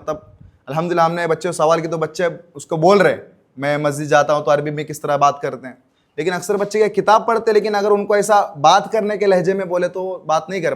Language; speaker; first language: Hindi; native; Hindi